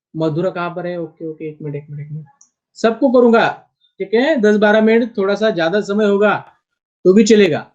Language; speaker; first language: Hindi; non-native, local second language; Marathi